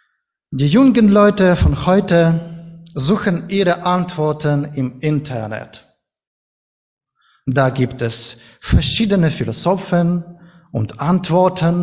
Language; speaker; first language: German; non-native, learner; Ukrainian